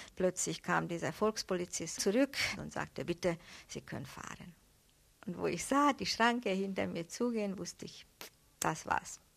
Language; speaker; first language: German; non-native, fluent; Hungarian